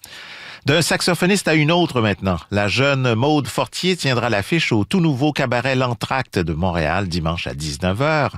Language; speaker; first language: French; native; French